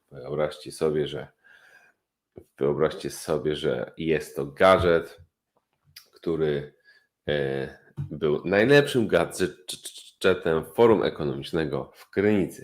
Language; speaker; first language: Polish; native; Polish